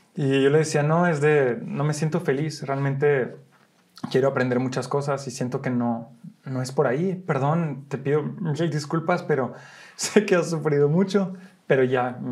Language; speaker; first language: Spanish; early bilingual, heritage; Spanish